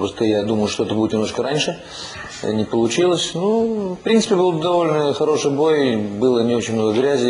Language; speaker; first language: Russian; native; Russian